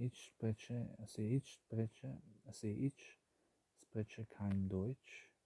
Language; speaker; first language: German; non-native, learner; English